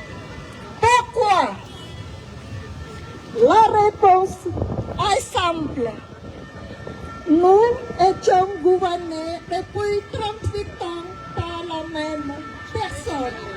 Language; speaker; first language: French; non-native, fluent; Khmer